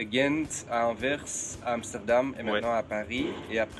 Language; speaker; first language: French; non-native, fluent; Dutch